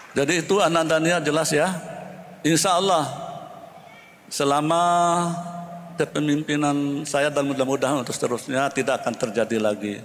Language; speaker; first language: Indonesian; non-native, local second language; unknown